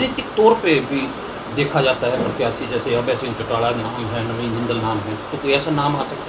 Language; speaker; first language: Hindi; native; Hindi